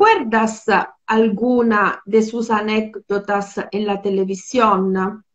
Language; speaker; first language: Spanish; non-native, fluent; Italian